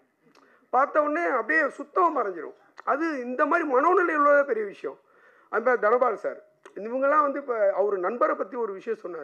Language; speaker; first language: Tamil; native; Tamil